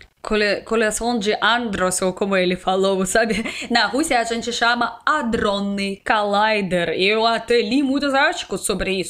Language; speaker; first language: Portuguese; non-native, learner; Russian